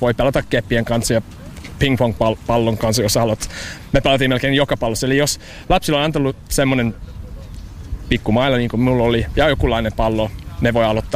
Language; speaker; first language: Finnish; non-native, fluent; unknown